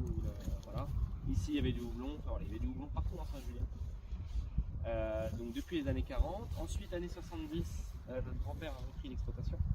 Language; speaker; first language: French; native; French